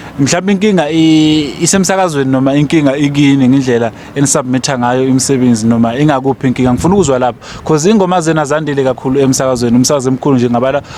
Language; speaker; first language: Zulu; native; Zulu